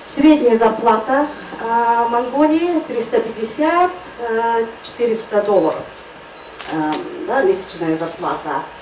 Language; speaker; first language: Russian; non-native, fluent; Mongolian